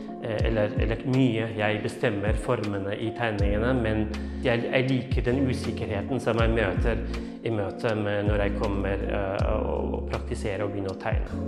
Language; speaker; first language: Norwegian; non-native, fluent; Kurdish